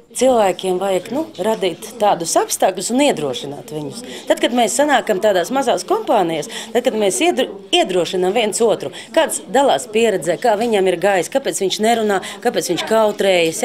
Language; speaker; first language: Latvian; non-native, local second language; Russian